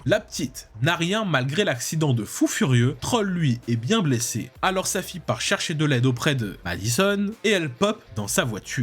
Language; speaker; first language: French; native; French